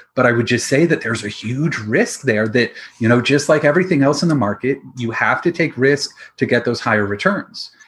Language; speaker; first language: English; native; English